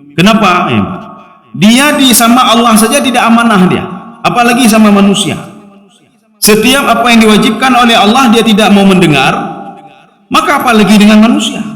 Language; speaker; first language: Indonesian; native; Indonesian